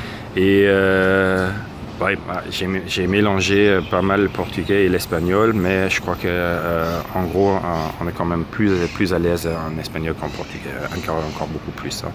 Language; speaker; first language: French; non-native, fluent; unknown